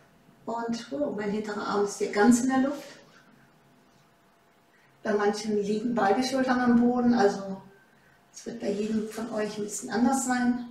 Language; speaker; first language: German; native; German